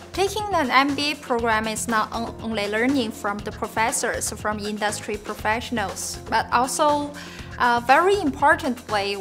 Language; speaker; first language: English; non-native, fluent; Chinese